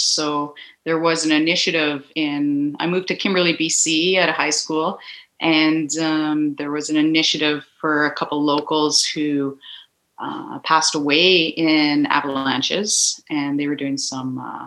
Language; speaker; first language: English; native; English